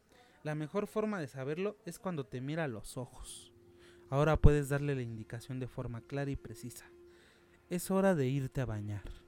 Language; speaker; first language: Spanish; native; Spanish